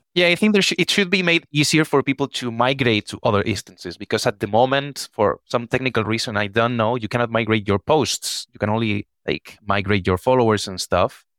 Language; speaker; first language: English; non-native, fluent; Spanish